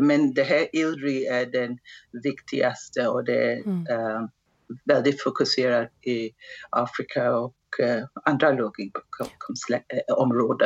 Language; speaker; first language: Swedish; non-native, fluent; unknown